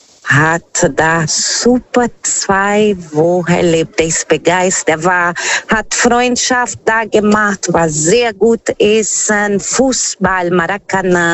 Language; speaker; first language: German; non-native, fluent; Portuguese